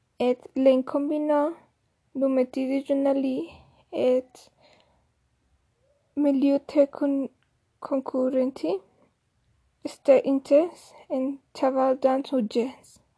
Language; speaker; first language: French; non-native, learner; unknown